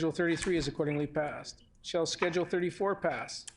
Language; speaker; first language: English; native; English